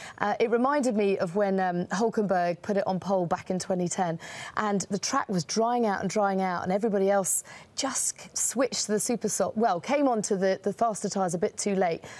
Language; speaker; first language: English; native; English